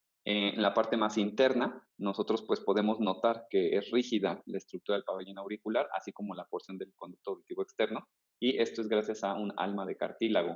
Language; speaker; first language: Spanish; native; Spanish